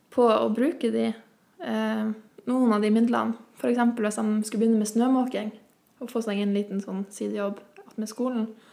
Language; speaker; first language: Norwegian; native; Norwegian